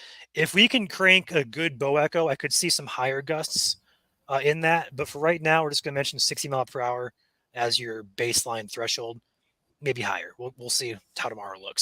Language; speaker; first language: English; native; English